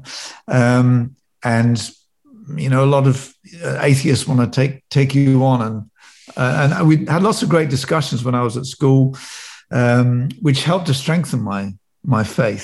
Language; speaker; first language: English; native; English